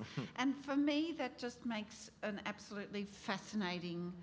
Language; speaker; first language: English; native; English